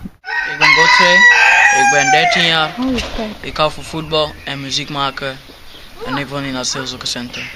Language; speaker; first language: Dutch; early bilingual, other home language; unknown